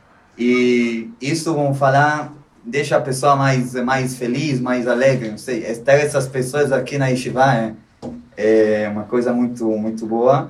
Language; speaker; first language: Portuguese; non-native, local second language; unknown